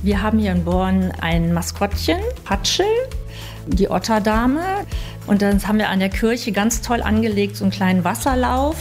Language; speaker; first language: German; native; German